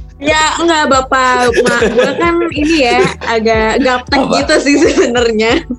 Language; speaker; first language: Indonesian; native; Indonesian